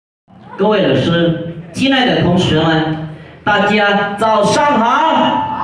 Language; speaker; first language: Chinese; non-native, learner; Lao